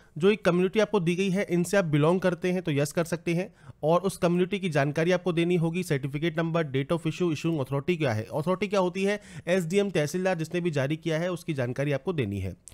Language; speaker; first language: Hindi; native; Hindi